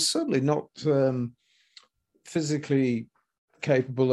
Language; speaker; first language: English; native; English